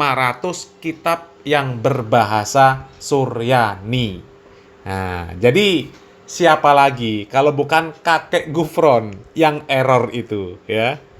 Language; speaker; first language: Indonesian; native; Indonesian